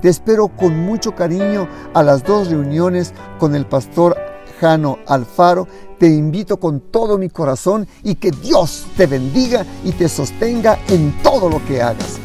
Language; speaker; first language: Spanish; native; Spanish